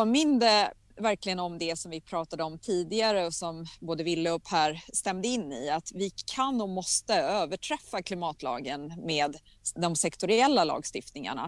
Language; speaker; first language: Swedish; native; Swedish